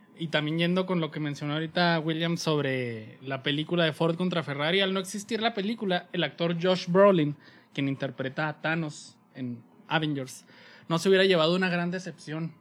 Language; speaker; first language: Spanish; native; Spanish